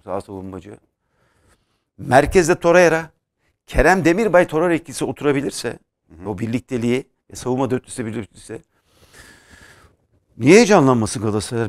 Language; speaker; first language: Turkish; native; Turkish